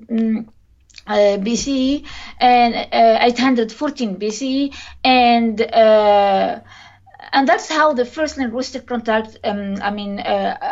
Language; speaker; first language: English; non-native, fluent; Arabic